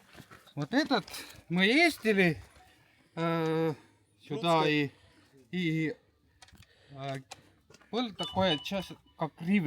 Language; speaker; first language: Russian; non-native, learner; Estonian